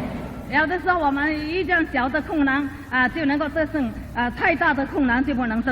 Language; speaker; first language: Chinese; native; Chinese